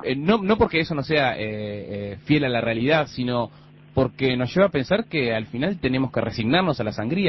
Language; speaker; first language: Spanish; native; Spanish